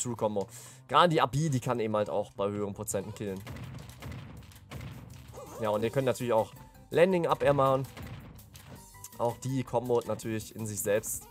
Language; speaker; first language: German; native; German